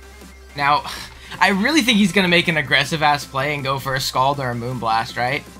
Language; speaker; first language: English; native; English